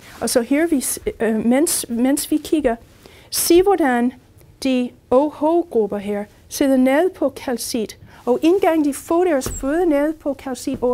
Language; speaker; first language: Danish; non-native, fluent; English